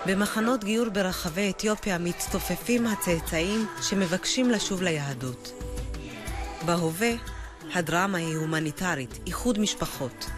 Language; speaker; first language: Hebrew; native; Hebrew